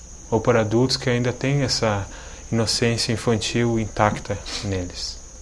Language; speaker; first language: Portuguese; native; Portuguese